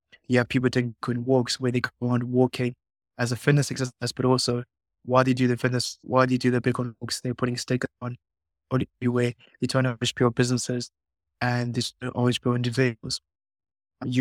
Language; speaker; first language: English; non-native, local second language; Shona